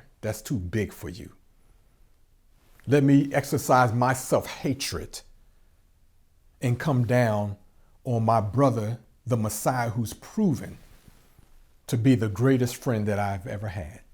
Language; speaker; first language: English; native; English